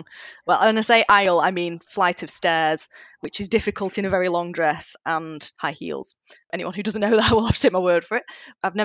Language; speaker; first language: English; native; English